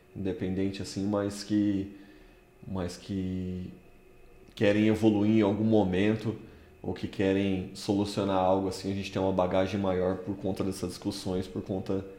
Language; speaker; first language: Portuguese; native; Portuguese